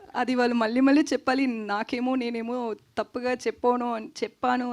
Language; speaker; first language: Telugu; non-native, learner; Tamil